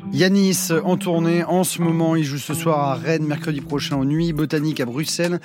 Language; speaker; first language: French; native; French